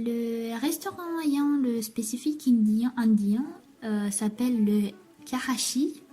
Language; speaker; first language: French; non-native, learner; Romanian